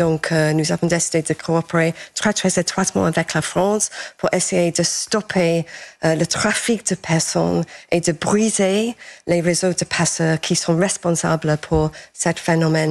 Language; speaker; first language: French; non-native, fluent; English